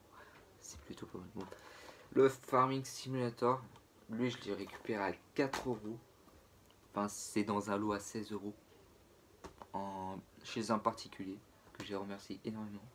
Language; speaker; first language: French; native; French